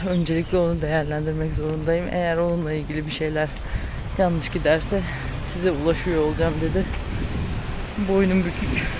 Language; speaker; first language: Turkish; native; Turkish